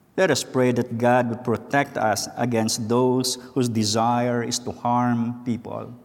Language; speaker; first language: English; non-native, local second language; Filipino